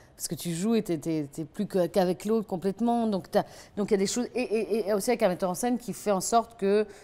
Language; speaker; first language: French; native; French